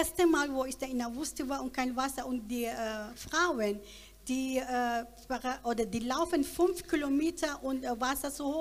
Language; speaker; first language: German; non-native, learner; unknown